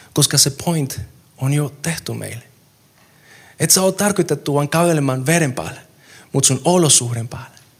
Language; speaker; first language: Finnish; non-native, fluent; Spanish